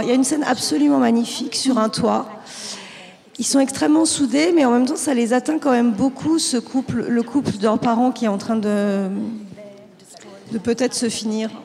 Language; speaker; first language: French; native; French